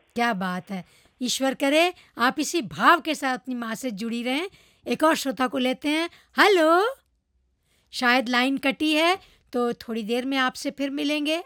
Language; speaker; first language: Hindi; non-native, local second language; Morisyen